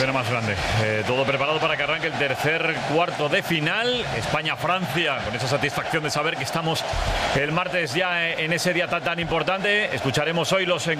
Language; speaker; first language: Spanish; native; Spanish